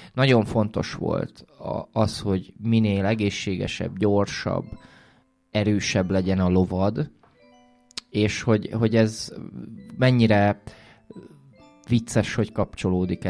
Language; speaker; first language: Hungarian; native; Hungarian